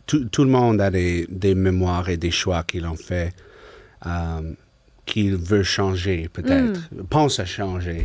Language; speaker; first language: French; non-native, local second language; English